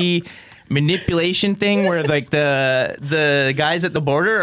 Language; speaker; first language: English; native; English